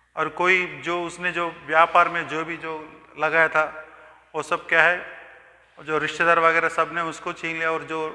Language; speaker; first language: Hindi; non-native, local second language; Telugu